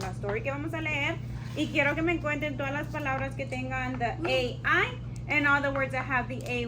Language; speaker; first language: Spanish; early bilingual, heritage; Spanish